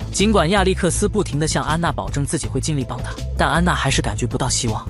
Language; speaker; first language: Chinese; native; Chinese